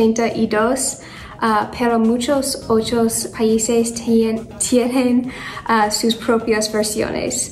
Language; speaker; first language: Spanish; non-native, learner; English